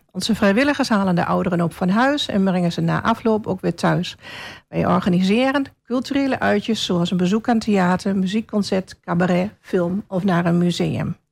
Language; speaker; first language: Dutch; native; Dutch